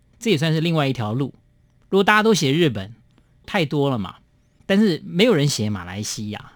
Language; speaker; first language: Chinese; native; Chinese